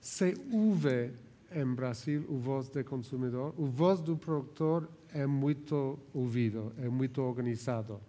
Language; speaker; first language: Portuguese; non-native, fluent; Spanish